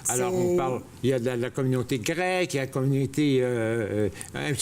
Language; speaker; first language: French; native; French